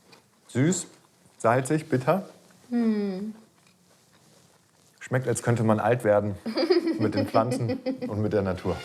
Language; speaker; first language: German; native; German